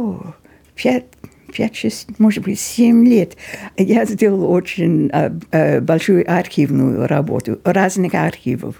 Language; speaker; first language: Russian; non-native, fluent; English